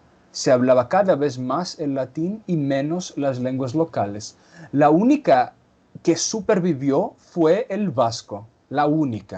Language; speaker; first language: Spanish; non-native, fluent; Portuguese